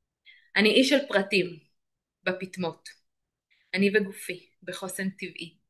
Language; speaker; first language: Hebrew; native; Hebrew